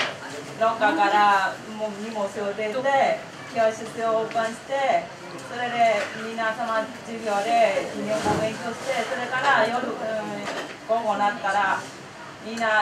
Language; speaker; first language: Japanese; non-native, learner; Burmese